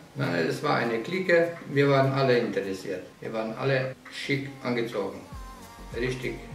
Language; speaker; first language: German; non-native, fluent; Slovenian